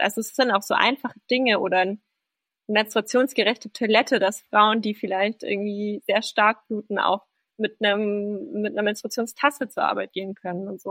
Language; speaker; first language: German; native; German